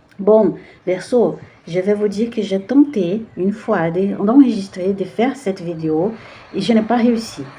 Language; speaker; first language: French; non-native, fluent; Portuguese